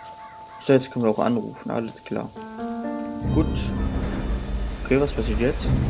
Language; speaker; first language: German; native; German